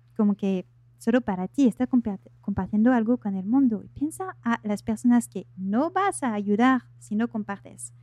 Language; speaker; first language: Spanish; non-native, fluent; French